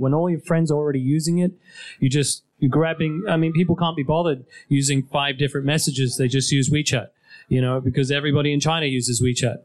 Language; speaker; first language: English; native; English